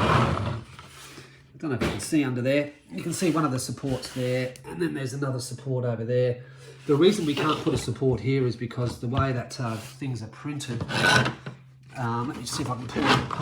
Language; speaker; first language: English; native; English